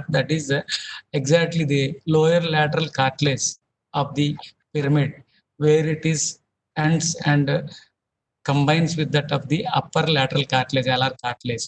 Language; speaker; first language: English; non-native, local second language; Telugu